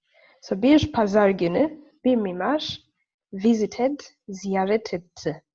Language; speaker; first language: Turkish; non-native, fluent; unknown